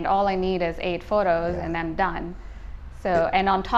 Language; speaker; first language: English; non-native, local second language; Hindi